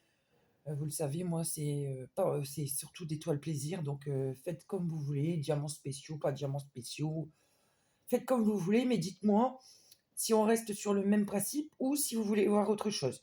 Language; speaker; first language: French; native; French